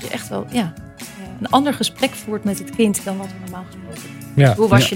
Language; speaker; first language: Dutch; native; Dutch